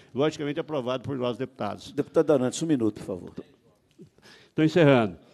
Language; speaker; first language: Portuguese; native; Portuguese